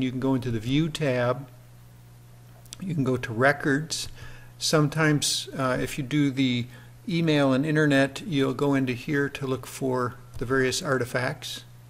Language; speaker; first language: English; native; English